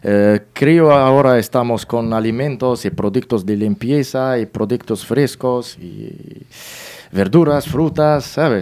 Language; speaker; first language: Spanish; non-native, learner; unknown